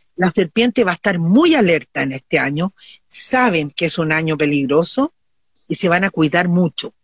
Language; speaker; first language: Spanish; native; Spanish